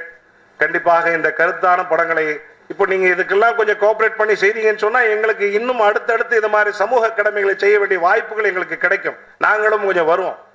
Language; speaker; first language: Tamil; native; Tamil